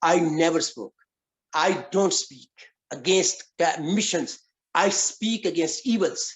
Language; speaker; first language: English; non-native, local second language; Urdu